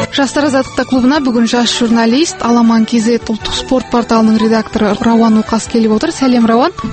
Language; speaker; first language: Kazakh; native; Kazakh